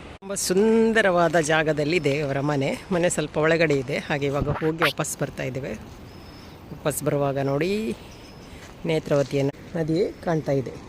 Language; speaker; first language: Kannada; non-native, local second language; Konkani